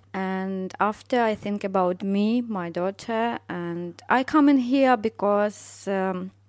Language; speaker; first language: English; non-native, learner; Ukrainian